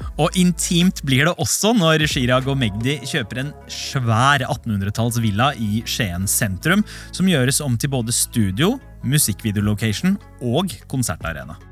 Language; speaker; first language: Norwegian; early bilingual, other home language; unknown